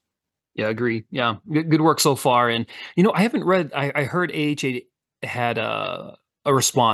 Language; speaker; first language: English; native; English